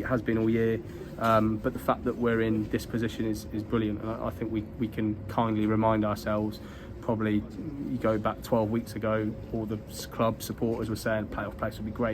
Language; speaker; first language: English; native; English